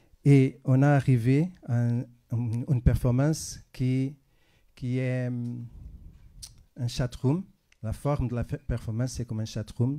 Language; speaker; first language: French; non-native, fluent; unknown